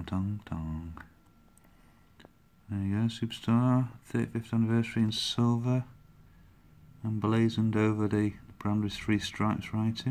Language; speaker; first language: English; native; English